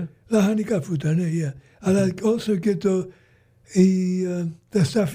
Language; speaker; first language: Greek; early bilingual, other home language; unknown